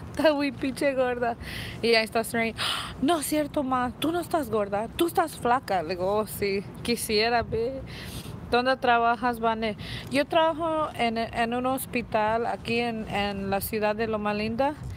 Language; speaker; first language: Spanish; native; Spanish